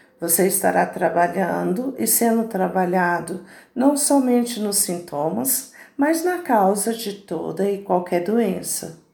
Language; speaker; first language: Portuguese; native; Portuguese